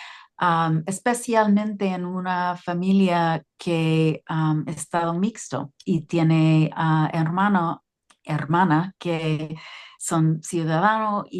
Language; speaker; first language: Spanish; non-native, learner; English